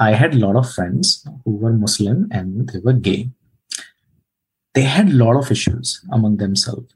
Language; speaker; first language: English; non-native, local second language; Hindi